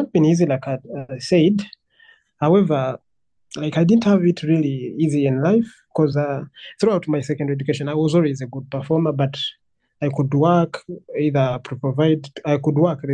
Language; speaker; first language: English; non-native, local second language; Ganda